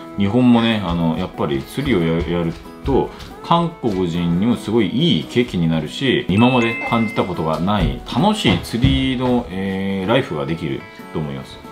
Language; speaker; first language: Japanese; non-native, fluent; Korean